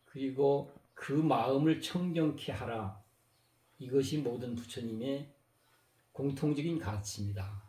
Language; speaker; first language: Korean; native; Korean